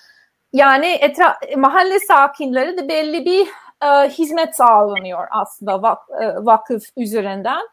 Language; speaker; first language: Turkish; non-native, fluent; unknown